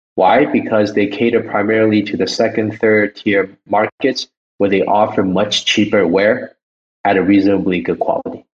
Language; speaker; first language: English; early bilingual, other home language; Chinese